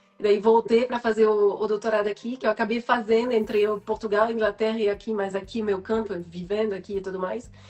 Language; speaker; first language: Portuguese; non-native, fluent; French